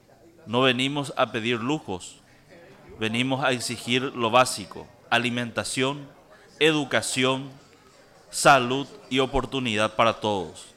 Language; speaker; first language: Spanish; native; Spanish